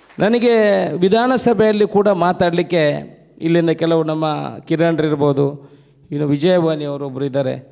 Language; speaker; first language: Kannada; non-native, local second language; Tulu